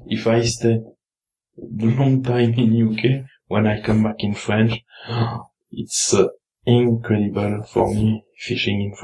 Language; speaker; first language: English; non-native, learner; French